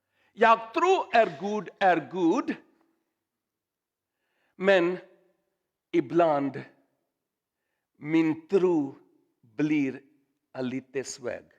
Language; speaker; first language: Swedish; non-native, learner; Urdu